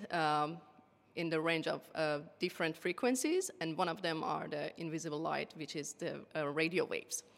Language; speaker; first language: English; non-native, fluent; Persian